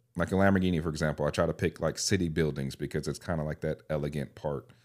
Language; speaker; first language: English; native; English